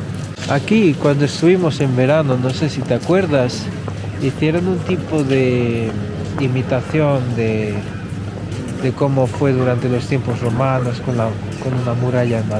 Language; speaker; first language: Spanish; non-native, fluent; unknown